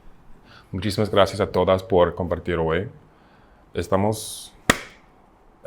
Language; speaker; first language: Spanish; non-native, learner; English